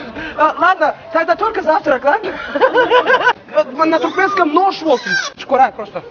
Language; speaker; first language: Russian; non-native, learner; Turkmen